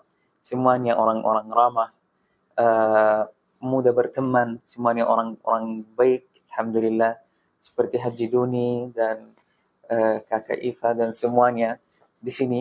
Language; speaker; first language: Indonesian; non-native, fluent; Arabic